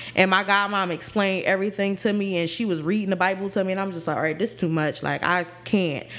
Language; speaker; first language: English; native; English